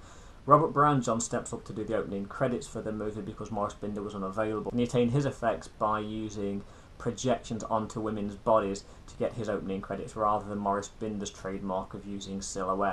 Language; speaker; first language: English; native; English